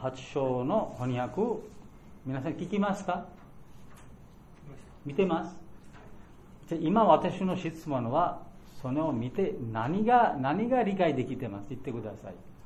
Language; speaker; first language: Japanese; non-native, learner; Bangla